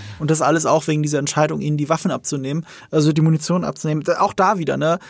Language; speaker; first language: German; native; German